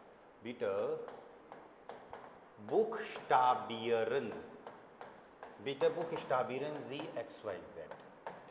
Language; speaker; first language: German; non-native, fluent; Hindi